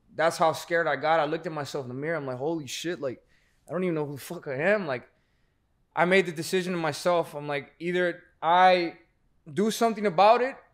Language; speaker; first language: English; native; English